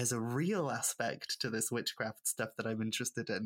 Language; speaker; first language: English; non-native, local second language; Welsh